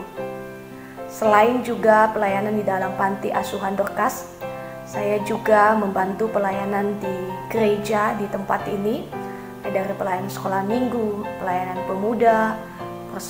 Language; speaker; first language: Indonesian; non-native, local second language; Nias